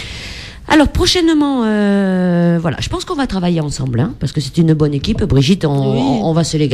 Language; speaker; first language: French; native; French